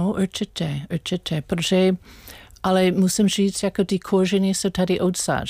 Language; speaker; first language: Czech; non-native, learner; English